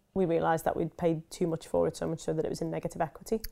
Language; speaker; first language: English; native; English